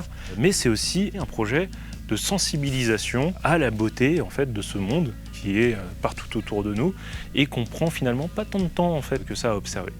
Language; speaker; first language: French; native; French